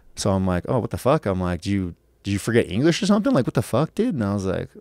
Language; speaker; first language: English; native; English